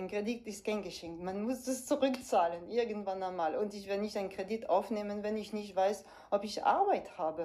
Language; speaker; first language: German; non-native, fluent; French